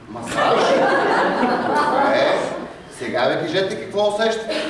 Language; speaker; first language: Bulgarian; native; Bulgarian